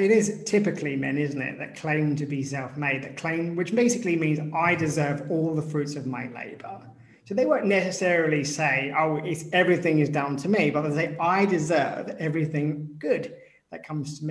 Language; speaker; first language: English; native; English